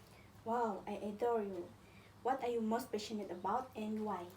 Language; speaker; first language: English; non-native, local second language; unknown